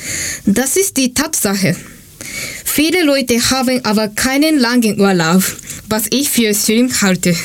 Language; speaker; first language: German; non-native, fluent; Japanese